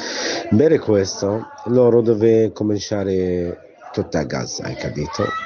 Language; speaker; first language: Italian; non-native, learner; Arabic